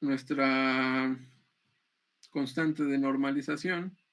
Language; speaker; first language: Spanish; native; Spanish